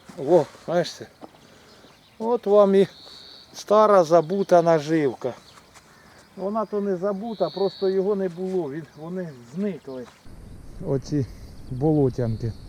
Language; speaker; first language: Ukrainian; native; Ukrainian